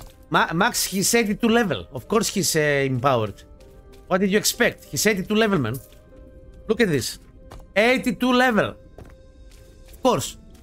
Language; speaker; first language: English; non-native, fluent; Greek